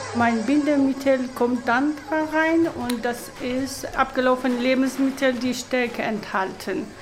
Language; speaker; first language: German; non-native, fluent; Persian